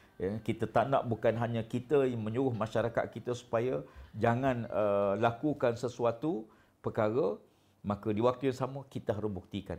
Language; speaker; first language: Malay; native; Malay